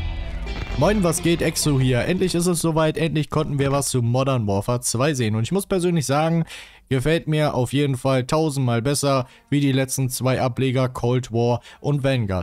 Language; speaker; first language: German; native; German